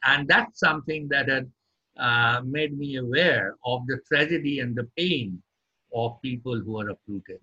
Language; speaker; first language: English; non-native, local second language; Bangla